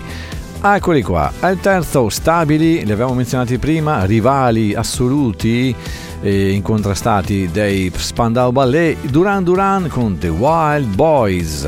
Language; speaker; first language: Italian; native; Italian